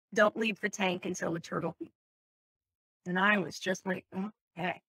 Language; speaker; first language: English; native; English